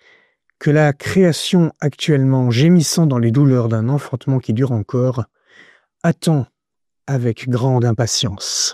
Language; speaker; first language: French; native; French